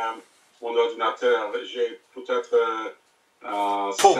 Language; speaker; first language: French; non-native, learner; English